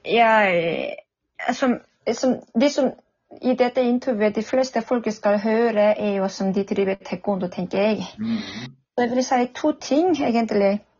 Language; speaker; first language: Norwegian; non-native, fluent; Korean